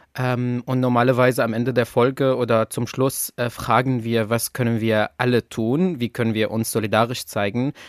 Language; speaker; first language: German; non-native, fluent; Arabic